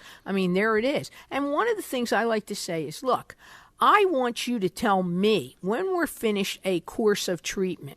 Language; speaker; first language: English; native; English